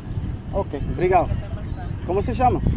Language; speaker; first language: Portuguese; non-native, learner; English